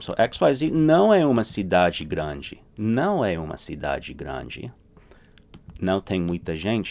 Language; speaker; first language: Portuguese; non-native, fluent; English